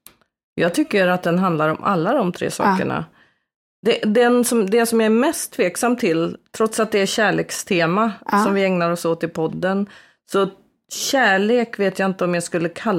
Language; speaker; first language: Swedish; native; Swedish